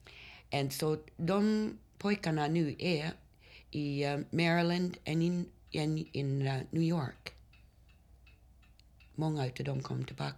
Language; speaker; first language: Swedish; early bilingual, heritage; Swedish